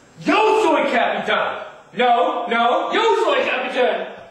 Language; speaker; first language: Spanish; non-native, learner; English